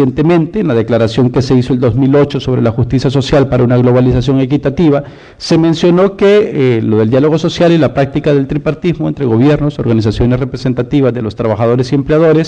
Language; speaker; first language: Spanish; native; Spanish